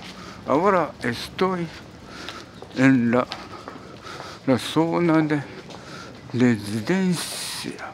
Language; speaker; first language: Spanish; non-native, learner; Japanese